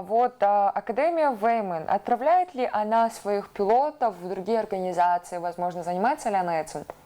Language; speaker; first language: Russian; native; Russian